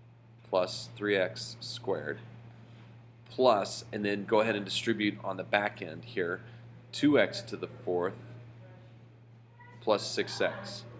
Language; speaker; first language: English; native; English